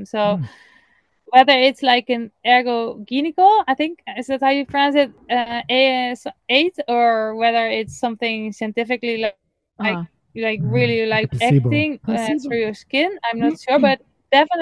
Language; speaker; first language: English; non-native, fluent; Dutch